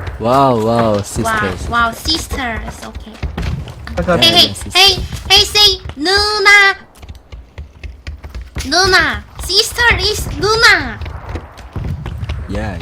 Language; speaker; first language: English; non-native, learner; Korean